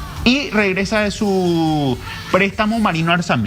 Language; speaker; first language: Spanish; native; Spanish